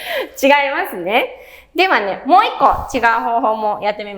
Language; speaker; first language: Japanese; native; Japanese